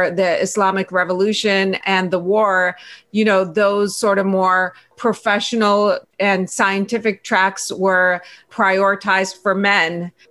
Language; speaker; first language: English; early bilingual, other home language; Persian